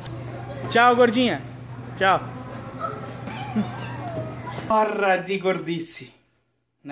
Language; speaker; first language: Portuguese; native; Portuguese